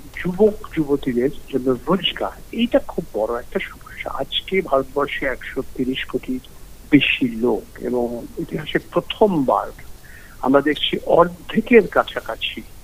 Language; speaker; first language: Bangla; early bilingual, heritage; Bangla